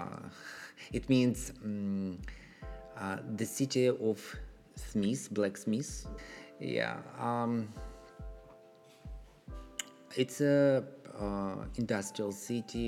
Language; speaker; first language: English; non-native, learner; Russian